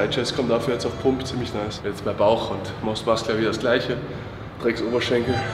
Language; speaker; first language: German; native; German